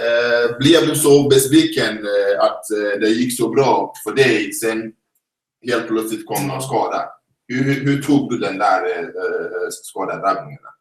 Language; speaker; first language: Swedish; non-native, fluent; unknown